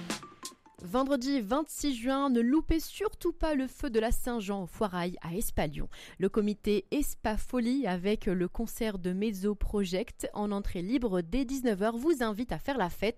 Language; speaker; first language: French; native; French